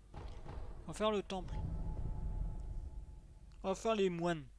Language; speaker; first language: French; native; French